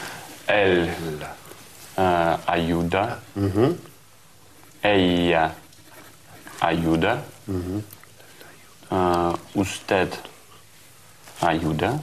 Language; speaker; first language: Spanish; non-native, learner; Russian